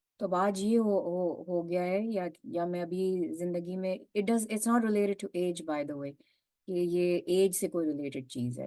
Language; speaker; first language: Urdu; early bilingual, heritage; Urdu